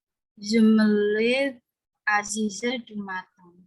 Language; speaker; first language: French; non-native, learner; Indonesian